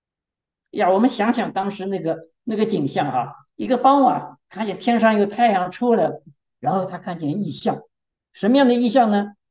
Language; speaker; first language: Chinese; native; Chinese